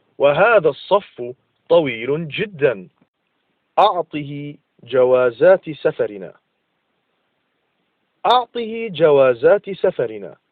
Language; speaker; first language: Arabic; non-native, fluent; English